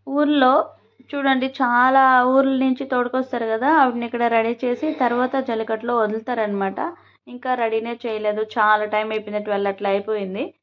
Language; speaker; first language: Telugu; native; Telugu